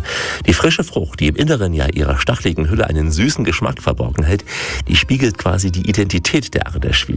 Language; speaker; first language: German; native; German